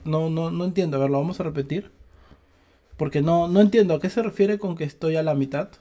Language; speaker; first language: Spanish; native; Spanish